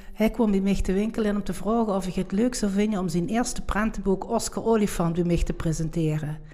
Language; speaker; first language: Dutch; native; Dutch